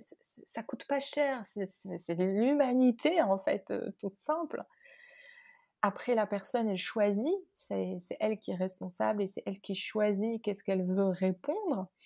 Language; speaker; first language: French; non-native, local second language; Arabic